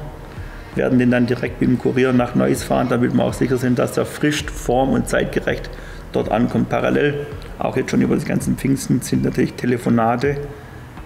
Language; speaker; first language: German; native; German